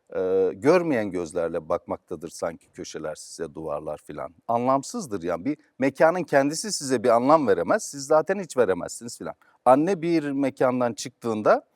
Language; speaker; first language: Turkish; native; Turkish